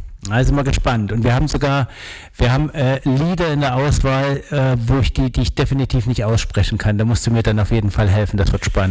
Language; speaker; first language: German; native; German